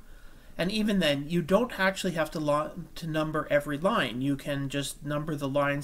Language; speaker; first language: English; native; English